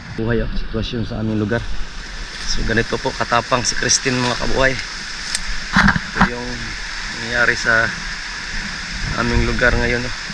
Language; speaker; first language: Filipino; non-native, local second language; Masbatenyo